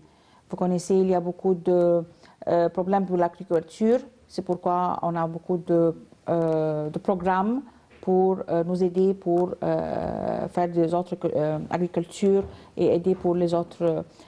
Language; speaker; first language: French; non-native, learner; Arabic